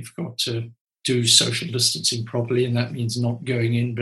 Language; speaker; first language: English; native; English